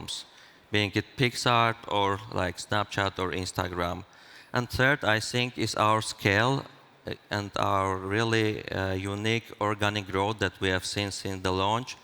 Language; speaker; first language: English; non-native, fluent; Armenian